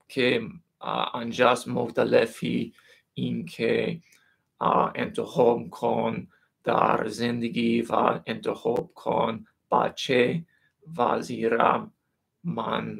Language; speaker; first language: Persian; non-native, learner; English